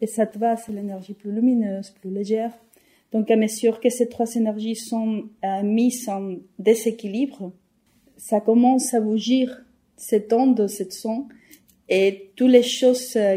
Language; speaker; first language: French; non-native, fluent; Spanish